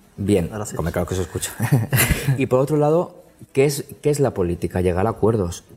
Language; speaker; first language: Spanish; native; Spanish